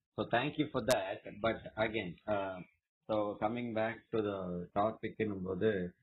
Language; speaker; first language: English; non-native, local second language; Tamil